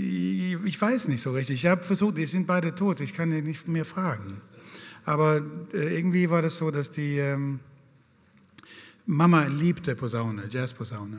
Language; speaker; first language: German; non-native, fluent; Swedish